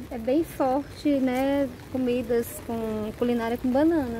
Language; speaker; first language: Portuguese; native; Portuguese